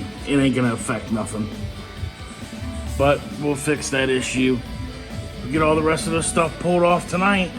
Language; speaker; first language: English; native; English